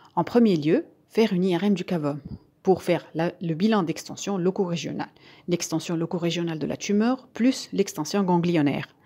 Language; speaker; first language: French; non-native, local second language; Arabic